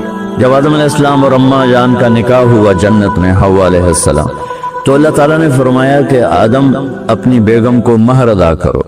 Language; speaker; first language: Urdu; non-native, local second language; Saraiki